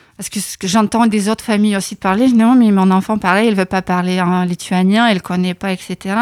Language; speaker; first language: French; non-native, fluent; Lithuanian